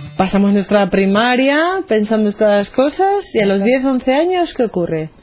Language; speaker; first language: Spanish; native; Spanish